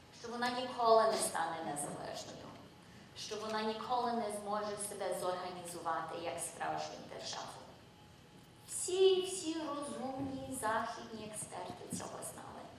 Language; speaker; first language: Ukrainian; early bilingual, heritage; English